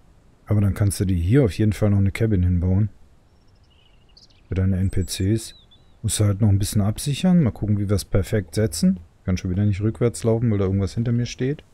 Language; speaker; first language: German; native; German